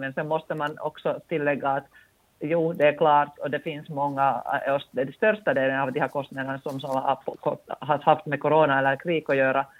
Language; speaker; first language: Swedish; non-native, local second language; Finnish